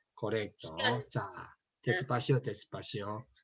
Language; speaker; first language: Spanish; non-native, learner; Korean